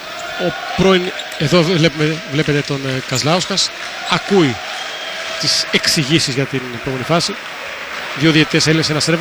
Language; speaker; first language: Greek; native; Greek